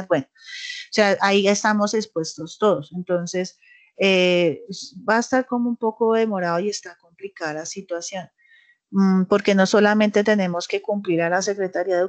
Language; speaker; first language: Spanish; native; Spanish